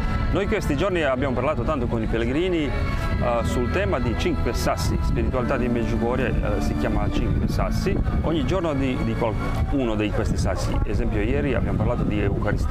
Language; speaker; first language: Italian; non-native, fluent; Croatian